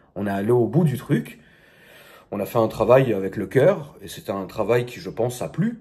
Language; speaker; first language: French; native; French